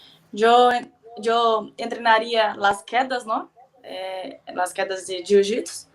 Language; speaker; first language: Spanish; non-native, learner; Portuguese